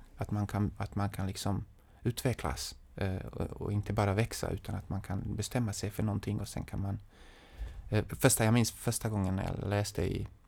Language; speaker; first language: Swedish; non-native, fluent; Serbian